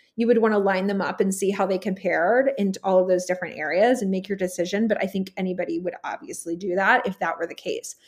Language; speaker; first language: English; native; English